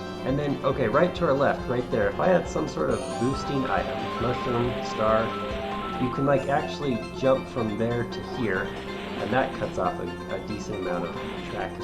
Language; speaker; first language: English; native; English